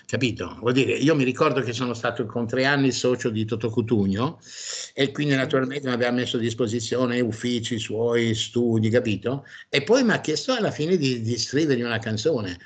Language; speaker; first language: Italian; non-native, fluent; French